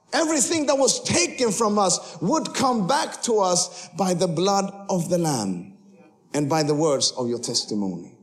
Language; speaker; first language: English; early bilingual, heritage; Spanish